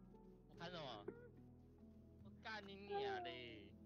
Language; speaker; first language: Chinese; native; Chinese